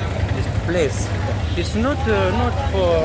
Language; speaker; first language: English; non-native, learner; Slovenian